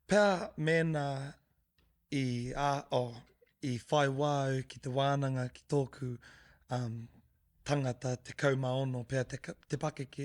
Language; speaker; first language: Māori; non-native, local second language; English